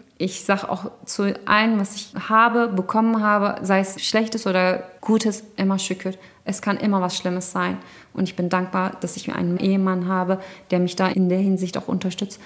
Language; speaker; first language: German; early bilingual, other home language; Turkish